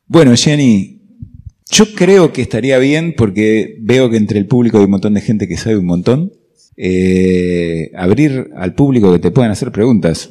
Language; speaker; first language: Spanish; native; Spanish